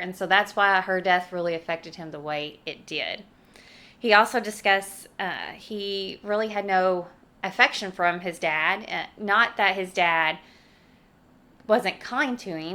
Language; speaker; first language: English; native; English